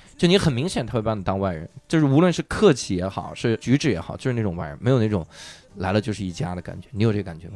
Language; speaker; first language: Chinese; native; Chinese